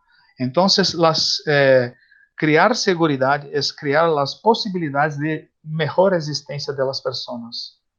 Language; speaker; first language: Spanish; non-native, learner; Portuguese